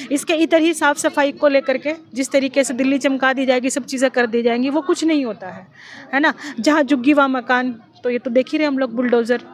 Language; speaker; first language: Hindi; native; Hindi